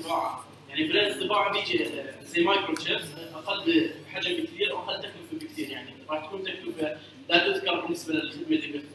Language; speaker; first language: Arabic; native; Arabic